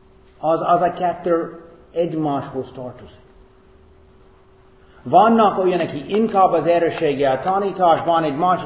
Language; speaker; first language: Hungarian; non-native, fluent; English